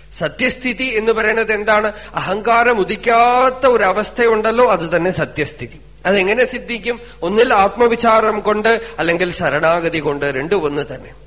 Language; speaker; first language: Malayalam; non-native, local second language; Tamil